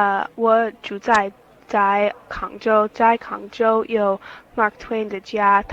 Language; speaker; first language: Chinese; non-native, learner; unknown